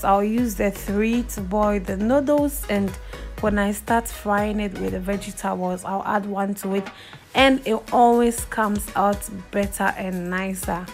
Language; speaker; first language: English; non-native, local second language; Akan